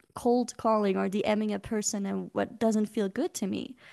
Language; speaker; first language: English; non-native, fluent; Dutch